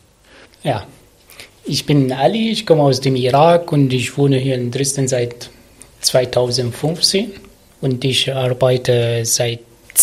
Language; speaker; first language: German; non-native, learner; Arabic